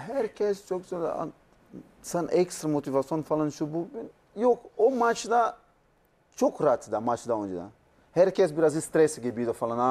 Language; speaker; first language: Turkish; non-native, learner; Portuguese